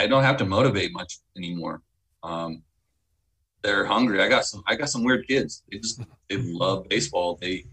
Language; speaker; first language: English; native; English